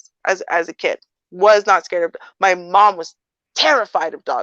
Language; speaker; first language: English; native; English